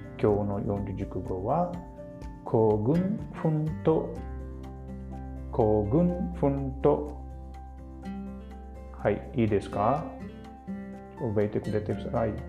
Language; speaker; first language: Japanese; non-native, learner; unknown